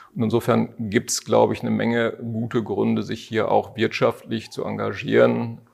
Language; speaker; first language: German; native; German